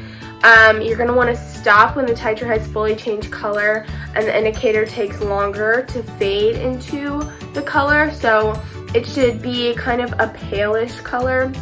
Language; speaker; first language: English; native; English